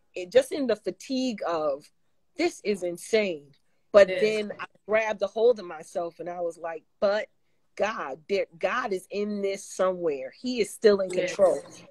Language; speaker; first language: English; native; English